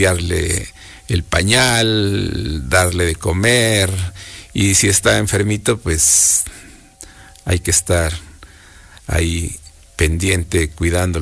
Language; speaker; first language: Spanish; native; Spanish